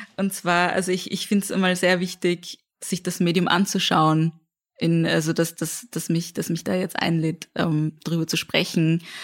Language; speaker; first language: German; native; German